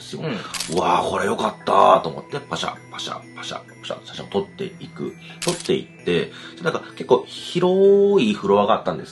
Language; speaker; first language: Japanese; native; Japanese